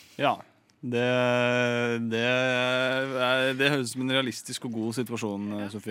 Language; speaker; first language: Norwegian; native; Norwegian